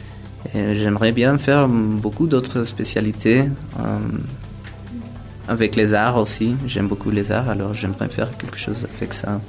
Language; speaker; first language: French; non-native, fluent; Spanish